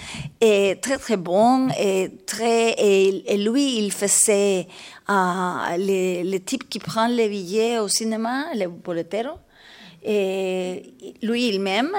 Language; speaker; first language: French; non-native, learner; Spanish